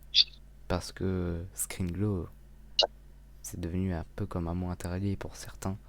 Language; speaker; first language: French; native; French